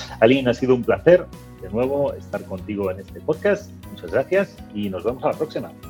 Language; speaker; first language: Spanish; native; Spanish